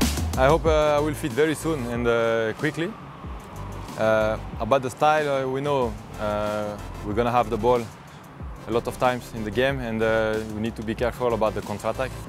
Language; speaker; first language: English; non-native, fluent; French